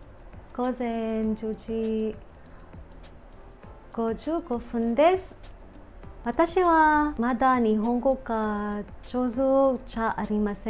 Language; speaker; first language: Japanese; non-native, learner; Filipino